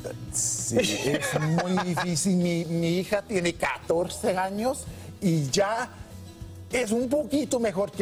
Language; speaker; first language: Spanish; non-native, learner; English